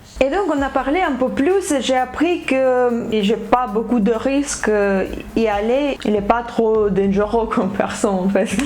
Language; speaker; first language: French; non-native, fluent; Ukrainian